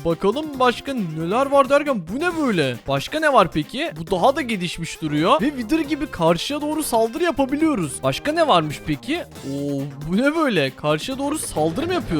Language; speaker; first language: Turkish; native; Turkish